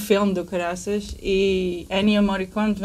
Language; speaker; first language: Portuguese; early bilingual, heritage; English